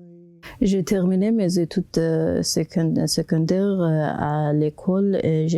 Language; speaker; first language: French; non-native, local second language; Persian